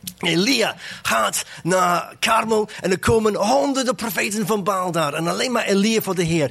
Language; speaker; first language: Dutch; non-native, fluent; English